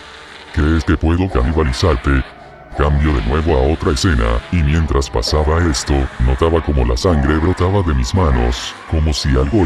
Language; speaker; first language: Spanish; native; Spanish